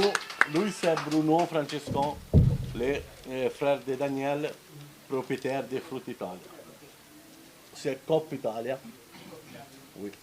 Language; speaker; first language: French; non-native, learner; Italian